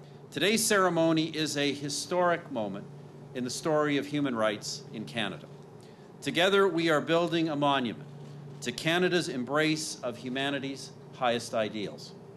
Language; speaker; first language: English; native; English